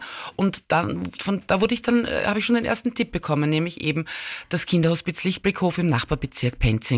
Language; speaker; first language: German; native; German